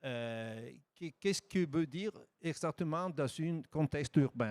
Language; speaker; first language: French; non-native, fluent; Italian